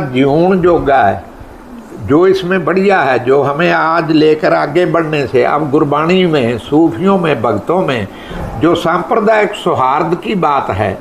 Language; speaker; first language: Hindi; non-native, local second language; Punjabi